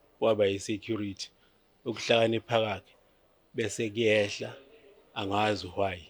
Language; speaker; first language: Zulu; native; Zulu